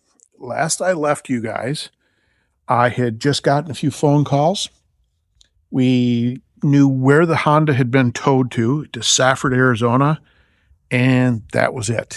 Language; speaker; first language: English; native; English